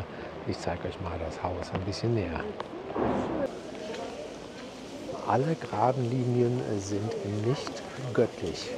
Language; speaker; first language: German; native; German